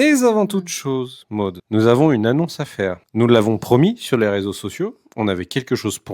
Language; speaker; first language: French; native; French